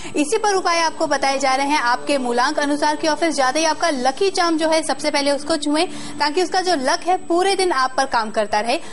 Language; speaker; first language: Hindi; native; Hindi